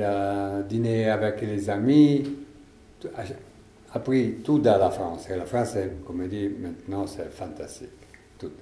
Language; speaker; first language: French; non-native, learner; Italian